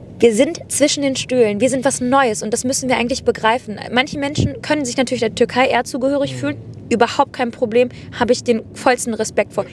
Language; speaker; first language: German; native; German